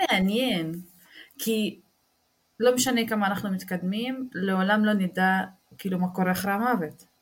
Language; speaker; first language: Hebrew; non-native, local second language; Arabic